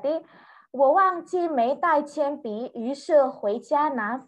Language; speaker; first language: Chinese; non-native, fluent; Indonesian